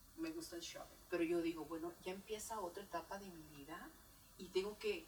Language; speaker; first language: Spanish; native; Spanish